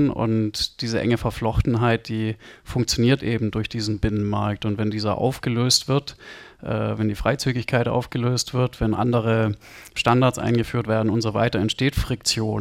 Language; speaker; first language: German; native; German